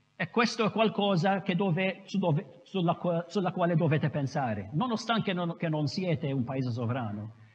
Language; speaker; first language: Italian; non-native, fluent; Maltese